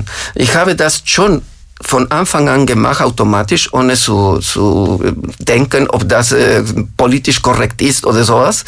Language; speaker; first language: German; non-native, fluent; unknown